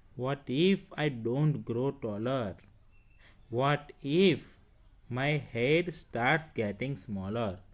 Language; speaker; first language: English; non-native, local second language; Hindi